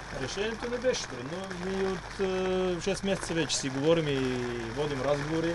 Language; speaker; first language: Bulgarian; native; Bulgarian